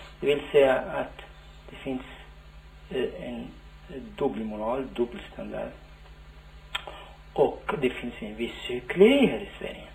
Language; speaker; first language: Swedish; non-native, fluent; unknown